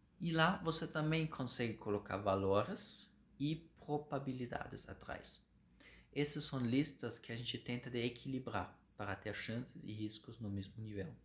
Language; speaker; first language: Portuguese; non-native, fluent; German